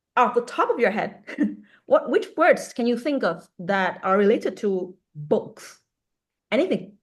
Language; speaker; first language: English; non-native, fluent; Vietnamese